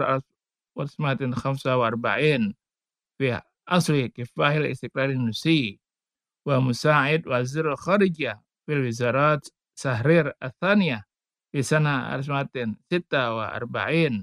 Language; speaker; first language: Arabic; non-native, fluent; Indonesian